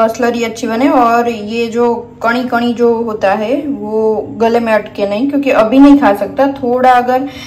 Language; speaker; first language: Hindi; non-native, local second language; Gujarati